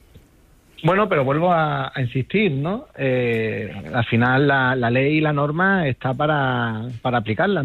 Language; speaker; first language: Spanish; native; Spanish